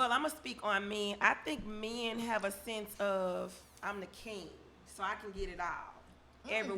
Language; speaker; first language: English; native; English